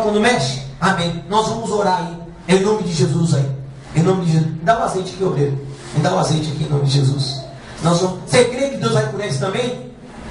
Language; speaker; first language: Portuguese; native; Portuguese